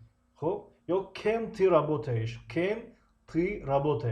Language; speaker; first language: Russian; non-native, local second language; Tajik